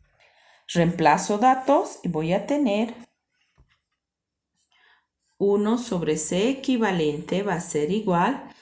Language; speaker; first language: Spanish; native; Spanish